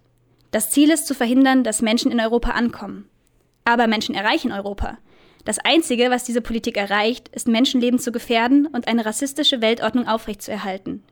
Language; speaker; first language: German; native; German